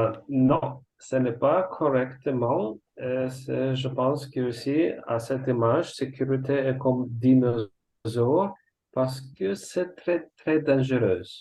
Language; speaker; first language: French; non-native, learner; Russian